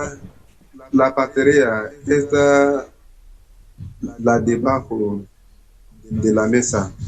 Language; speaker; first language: Spanish; non-native, learner; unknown